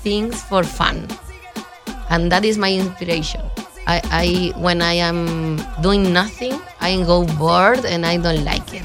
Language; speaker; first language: English; non-native, fluent; Spanish